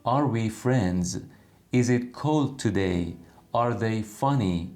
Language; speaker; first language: English; non-native, fluent; Persian